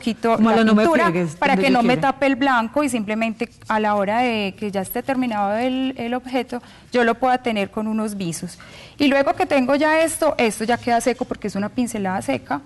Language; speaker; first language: Spanish; native; Spanish